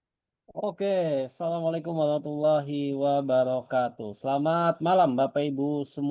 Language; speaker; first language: Indonesian; native; Indonesian